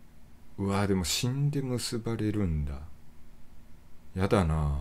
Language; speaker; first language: Japanese; native; Japanese